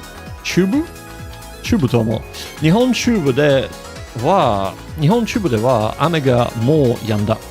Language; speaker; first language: Japanese; non-native, learner; English